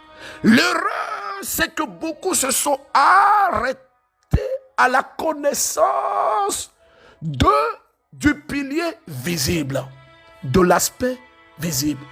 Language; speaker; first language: French; native; French